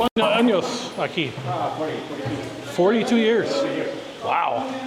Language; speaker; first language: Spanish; non-native, learner; English